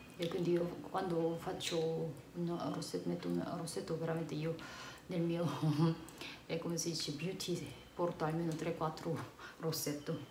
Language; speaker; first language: Italian; non-native, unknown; Korean